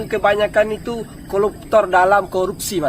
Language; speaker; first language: Indonesian; native; Indonesian